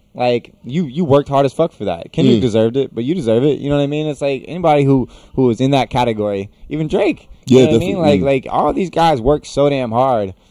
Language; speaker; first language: English; native; English